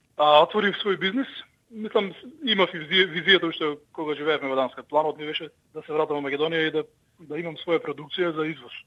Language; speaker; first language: Macedonian; early bilingual, heritage; Macedonian